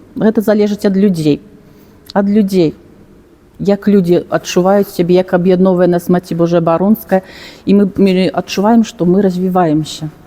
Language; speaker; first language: Belarusian; native; Belarusian